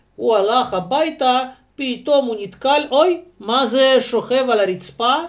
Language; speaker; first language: Hebrew; non-native, fluent; Russian